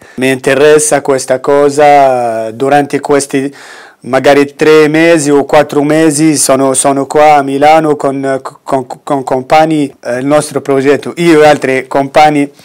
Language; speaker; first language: Italian; non-native, fluent; Arabic